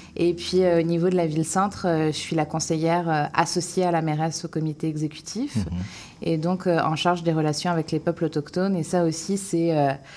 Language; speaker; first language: French; native; French